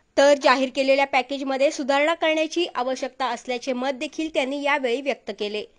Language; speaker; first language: Marathi; native; Marathi